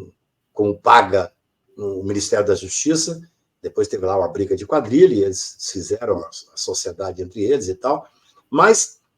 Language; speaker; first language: Portuguese; native; Portuguese